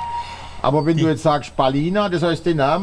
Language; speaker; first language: German; native; German